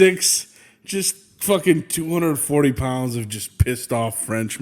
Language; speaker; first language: English; native; English